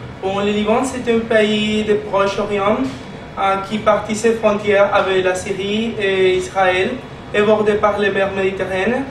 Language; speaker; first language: French; non-native, learner; Spanish